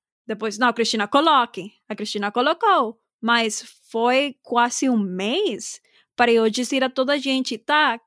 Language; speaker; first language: Portuguese; non-native, fluent; Spanish